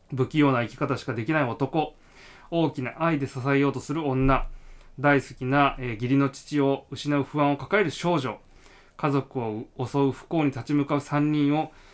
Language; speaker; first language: Japanese; native; Japanese